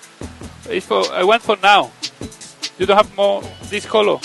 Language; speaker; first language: English; non-native, learner; Spanish